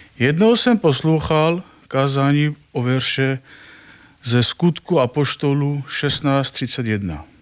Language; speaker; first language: Czech; non-native, fluent; Armenian